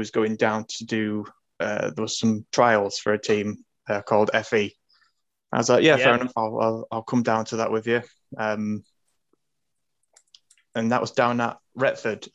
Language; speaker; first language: English; native; English